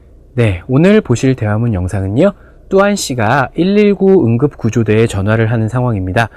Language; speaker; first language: Korean; native; Korean